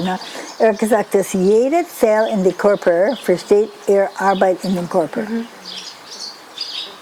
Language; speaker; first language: German; non-native, learner; English